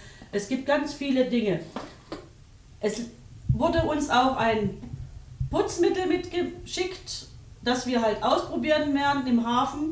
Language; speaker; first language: German; native; German